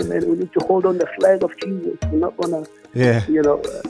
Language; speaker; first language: English; non-native, local second language; Zulu